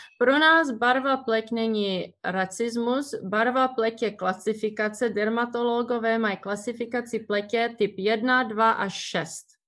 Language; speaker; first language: Czech; early bilingual, heritage; Czech